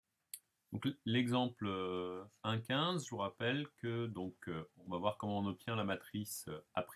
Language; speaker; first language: French; native; French